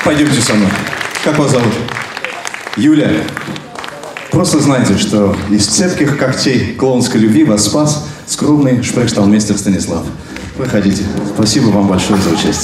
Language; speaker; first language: Russian; native; Russian